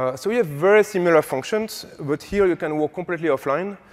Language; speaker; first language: English; non-native, fluent; French